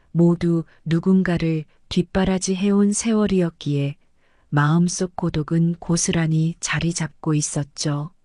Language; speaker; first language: Korean; native; Korean